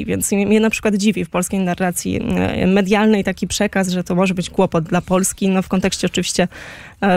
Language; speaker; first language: Polish; native; Polish